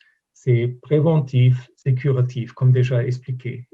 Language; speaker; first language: French; non-native, fluent; German